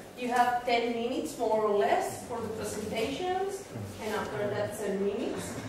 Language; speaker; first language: English; non-native, fluent; Spanish